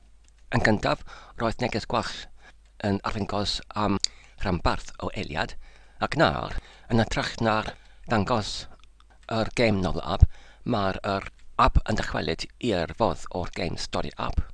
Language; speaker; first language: Welsh; non-native, learner; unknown